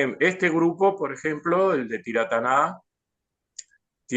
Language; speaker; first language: Spanish; native; Spanish